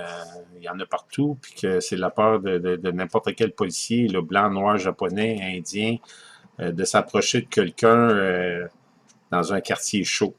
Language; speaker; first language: French; native; French